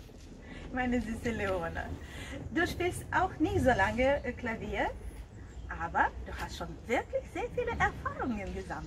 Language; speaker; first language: German; non-native, fluent; Russian